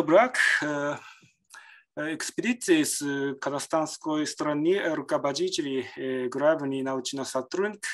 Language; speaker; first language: Russian; non-native, learner; Japanese